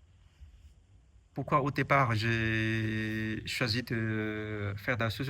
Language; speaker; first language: French; non-native, fluent; Chinese